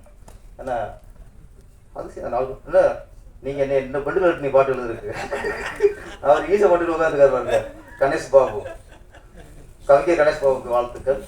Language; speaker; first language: Tamil; native; Tamil